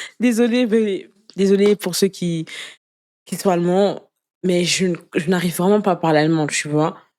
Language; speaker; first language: French; early bilingual, other home language; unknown